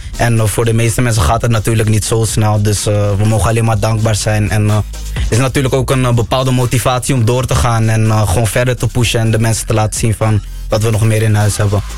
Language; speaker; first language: Dutch; early bilingual, other home language; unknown